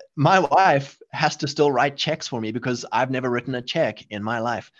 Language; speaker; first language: English; native; English